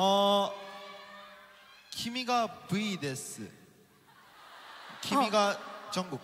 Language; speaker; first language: Japanese; non-native, learner; Korean